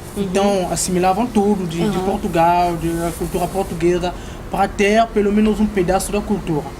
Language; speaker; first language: Portuguese; non-native, fluent; Kongo